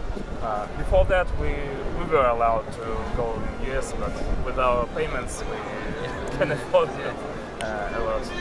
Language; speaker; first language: English; non-native, learner; Russian